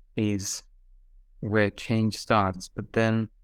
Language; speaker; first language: English; non-native, fluent; Hungarian